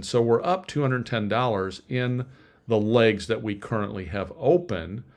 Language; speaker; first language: English; native; English